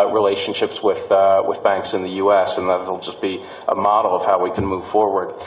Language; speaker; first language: English; native; English